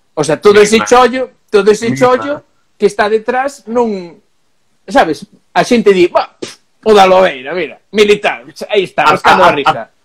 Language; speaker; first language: Galician; non-native, local second language; Spanish